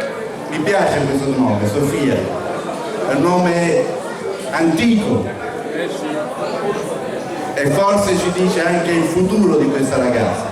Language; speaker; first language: Italian; non-native, fluent; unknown